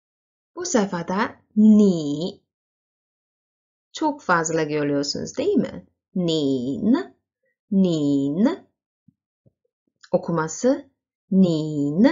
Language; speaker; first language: Turkish; non-native, learner; Chinese